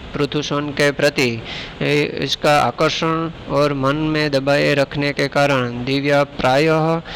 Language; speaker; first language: Hindi; non-native, local second language; Gujarati